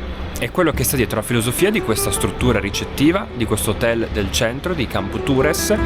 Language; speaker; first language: Italian; native; Italian